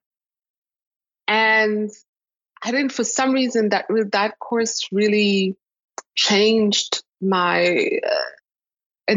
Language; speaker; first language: English; non-native, local second language; Kinyarwanda